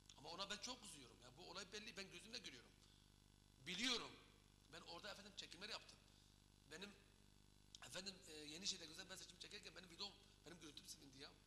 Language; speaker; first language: Turkish; non-native, local second language; Kurdish